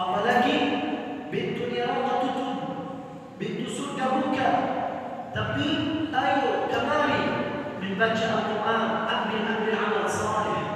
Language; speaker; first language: Indonesian; non-native, learner; Arabic